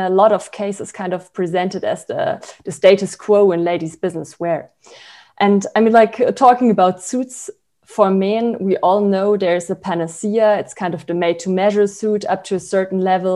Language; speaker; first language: English; non-native, fluent; German